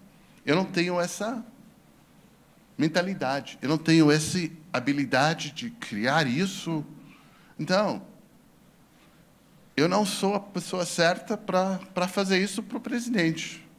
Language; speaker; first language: Portuguese; non-native, fluent; English